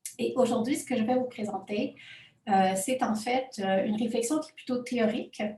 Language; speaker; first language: French; non-native, fluent; Spanish